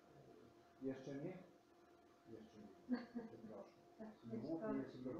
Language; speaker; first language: Polish; non-native, learner; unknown